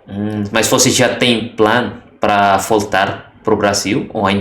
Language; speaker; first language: Portuguese; non-native, learner; Indonesian